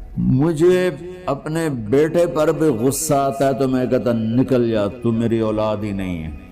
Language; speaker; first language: Urdu; non-native, local second language; Punjabi